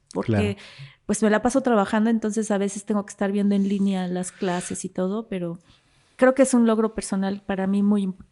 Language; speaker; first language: Spanish; native; Spanish